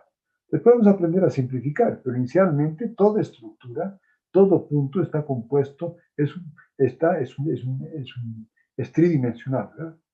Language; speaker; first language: Spanish; native; Spanish